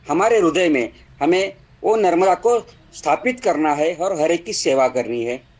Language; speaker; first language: Hindi; non-native, local second language; Marathi